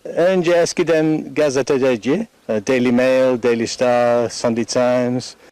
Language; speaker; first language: Turkish; non-native, learner; English